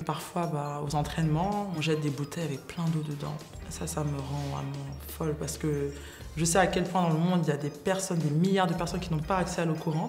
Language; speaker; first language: French; native; French